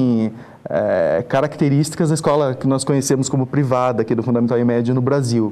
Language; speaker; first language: Portuguese; native; Portuguese